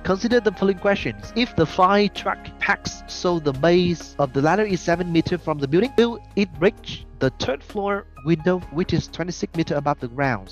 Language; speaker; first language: English; non-native, fluent; Vietnamese